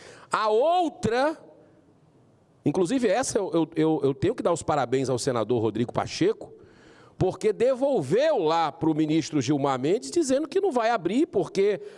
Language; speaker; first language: Portuguese; native; Portuguese